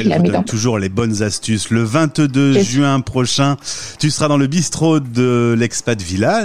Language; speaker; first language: French; native; French